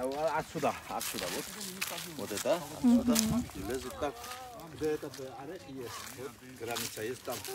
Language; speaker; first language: Russian; non-native, learner; Georgian